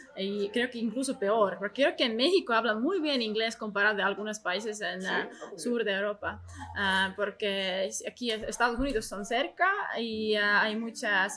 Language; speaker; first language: Spanish; non-native, learner; Estonian